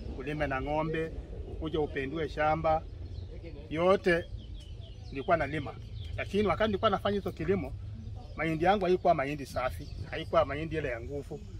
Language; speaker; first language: Swahili; non-native, local second language; Luyia